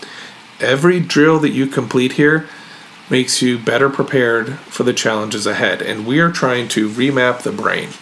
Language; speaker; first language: English; native; English